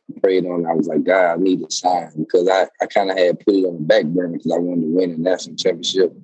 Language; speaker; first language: English; native; English